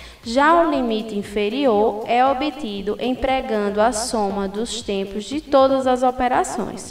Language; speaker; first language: Portuguese; native; Portuguese